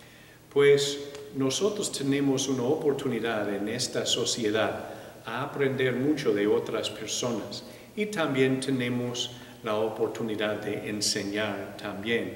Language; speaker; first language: Spanish; non-native, fluent; English